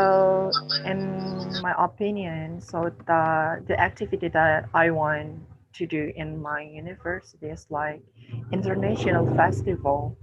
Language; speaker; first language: English; non-native, learner; Indonesian